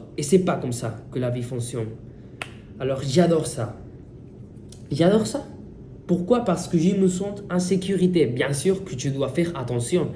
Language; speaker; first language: French; non-native, fluent; Spanish